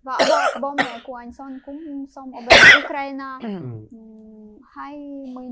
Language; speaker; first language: Vietnamese; non-native, fluent; Ukrainian